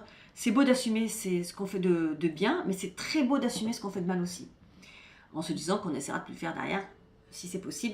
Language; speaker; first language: French; native; French